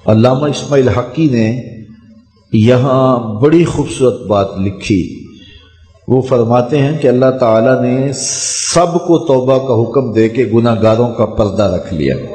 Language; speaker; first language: Urdu; non-native, local second language; Punjabi